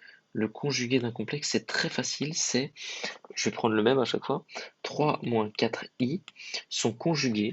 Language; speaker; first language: French; native; French